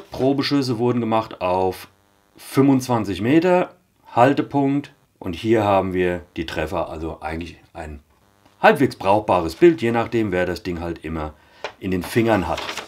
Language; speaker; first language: German; native; German